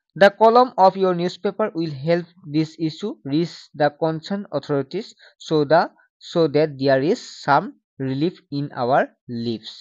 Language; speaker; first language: English; non-native, local second language; Assamese